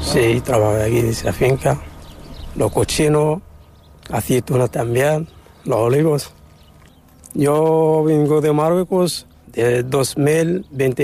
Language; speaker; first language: Spanish; non-native, learner; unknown